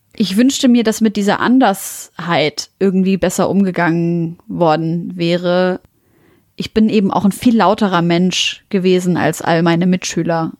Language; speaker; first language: German; early bilingual, other home language; Arabic